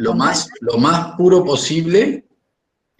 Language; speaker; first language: Spanish; native; Spanish